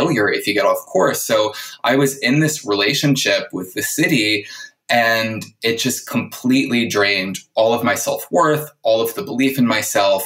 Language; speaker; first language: English; native; English